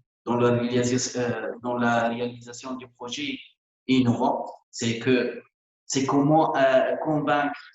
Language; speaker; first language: French; non-native, local second language; Arabic